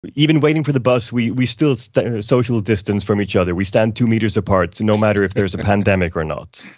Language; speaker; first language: English; non-native, fluent; Icelandic